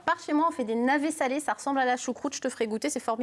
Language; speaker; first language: French; native; French